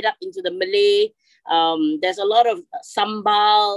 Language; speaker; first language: English; native; English